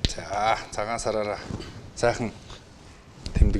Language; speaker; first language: Mongolian; native; Mongolian